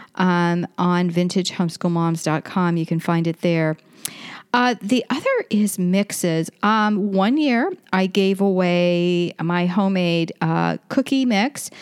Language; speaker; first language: English; native; English